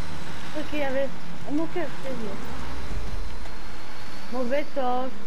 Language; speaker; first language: French; non-native, local second language; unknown